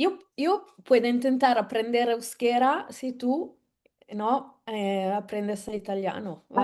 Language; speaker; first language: Spanish; non-native, fluent; Italian